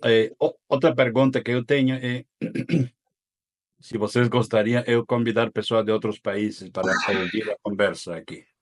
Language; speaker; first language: Portuguese; non-native, fluent; Spanish